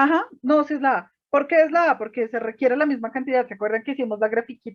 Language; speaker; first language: Spanish; native; Spanish